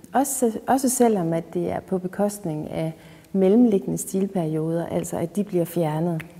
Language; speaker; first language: Danish; native; Danish